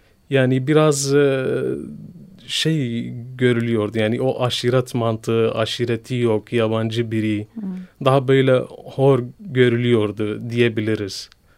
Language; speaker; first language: Turkish; non-native, fluent; Kurdish